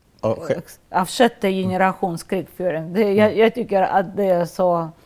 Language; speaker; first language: Swedish; non-native, fluent; Russian